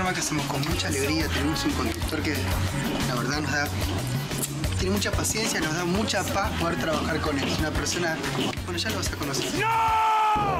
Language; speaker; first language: Spanish; native; Spanish